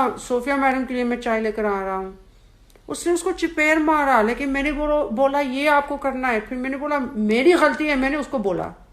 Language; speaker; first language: Hindi; early bilingual, heritage; Hindi